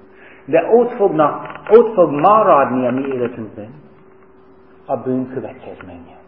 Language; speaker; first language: Hungarian; non-native, fluent; English